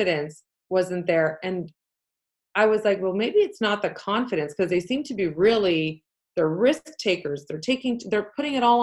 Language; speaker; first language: English; early bilingual, other home language; Polish